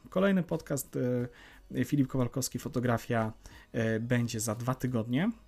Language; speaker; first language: Polish; native; Polish